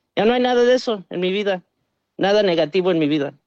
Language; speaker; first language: Spanish; early bilingual, heritage; Spanish